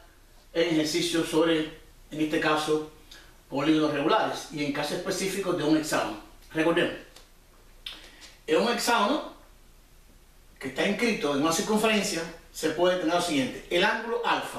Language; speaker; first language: Spanish; native; Spanish